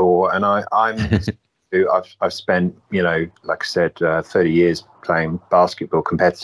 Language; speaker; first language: English; native; English